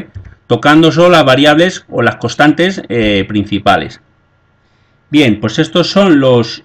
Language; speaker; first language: Spanish; native; Spanish